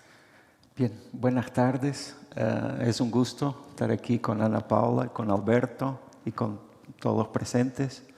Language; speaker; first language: Spanish; non-native, fluent; Portuguese